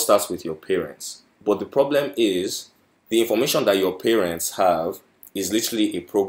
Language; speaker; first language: English; non-native, local second language; Yoruba